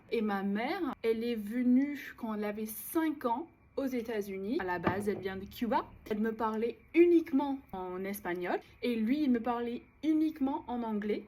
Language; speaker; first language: French; non-native, fluent; English